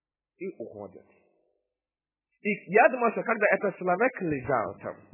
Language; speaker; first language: Russian; non-native, fluent; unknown